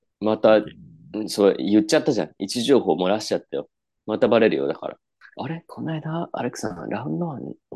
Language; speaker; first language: Japanese; native; Japanese